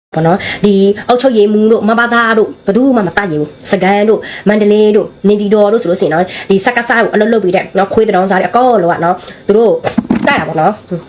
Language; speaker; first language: Burmese; non-native, local second language; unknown